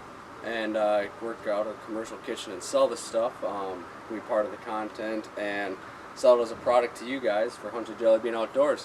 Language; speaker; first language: English; native; English